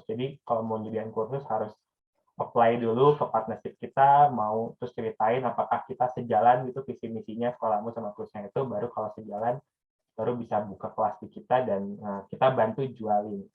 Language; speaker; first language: Indonesian; native; Indonesian